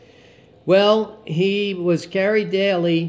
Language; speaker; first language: English; native; English